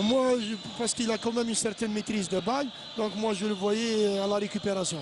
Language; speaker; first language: French; non-native, local second language; Arabic